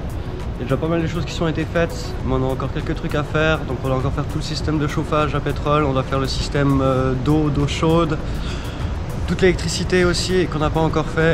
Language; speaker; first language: French; native; French